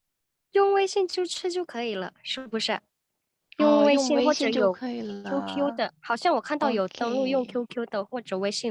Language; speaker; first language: Chinese; non-native, fluent; Indonesian